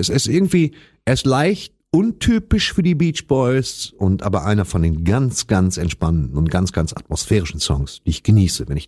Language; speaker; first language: German; native; German